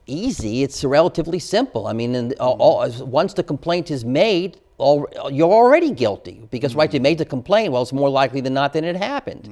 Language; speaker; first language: English; native; English